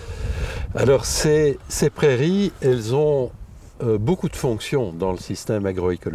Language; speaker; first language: French; native; French